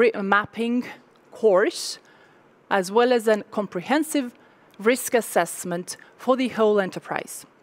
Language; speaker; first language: English; non-native, fluent; Estonian